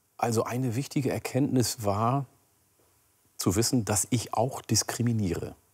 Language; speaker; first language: German; early bilingual, other home language; Oromo